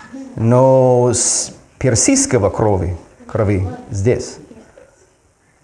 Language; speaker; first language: Russian; non-native, fluent; English